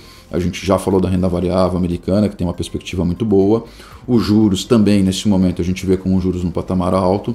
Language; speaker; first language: Portuguese; native; Portuguese